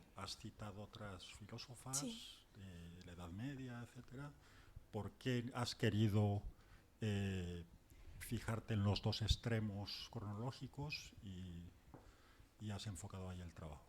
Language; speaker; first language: Spanish; native; Spanish